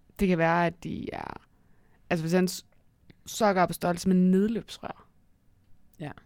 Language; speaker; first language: Danish; native; Danish